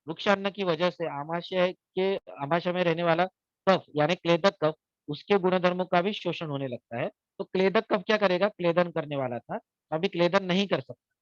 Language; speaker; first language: Hindi; non-native, local second language; Marathi